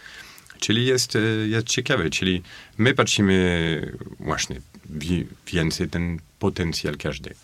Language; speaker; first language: Polish; non-native, fluent; French